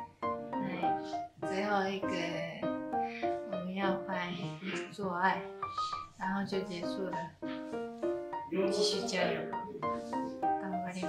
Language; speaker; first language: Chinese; early bilingual, heritage; Japanese